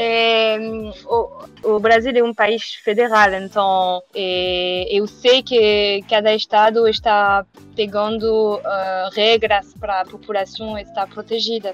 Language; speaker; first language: Portuguese; non-native, learner; French